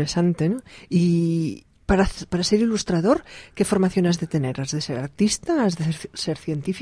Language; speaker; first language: Spanish; non-native, local second language; Catalan